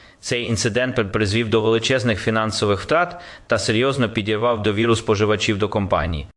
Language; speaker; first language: Ukrainian; native; Ukrainian